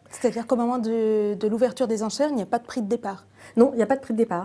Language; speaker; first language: French; native; French